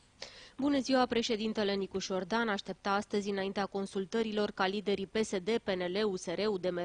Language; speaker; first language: Romanian; native; Romanian